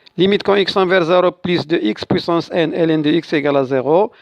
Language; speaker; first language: French; non-native, local second language; Arabic